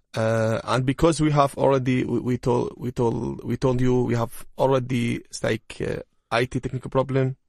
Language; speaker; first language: English; non-native, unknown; Arabic